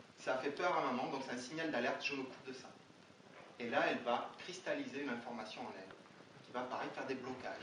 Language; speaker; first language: French; native; French